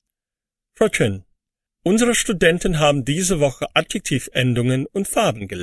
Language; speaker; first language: German; non-native, fluent; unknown